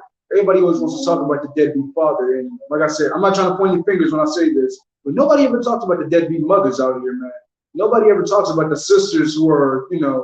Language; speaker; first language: English; native; English